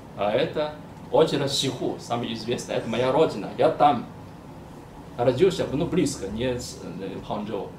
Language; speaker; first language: Russian; non-native, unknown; Chinese